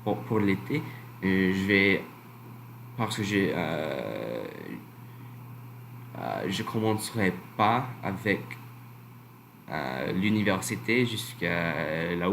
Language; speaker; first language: French; non-native, learner; English